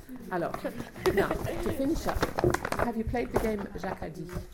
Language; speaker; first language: English; native; English